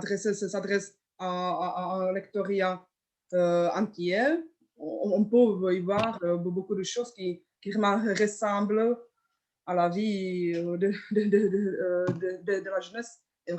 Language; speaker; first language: French; non-native, fluent; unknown